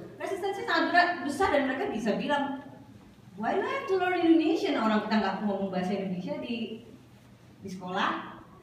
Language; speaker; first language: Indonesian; native; Indonesian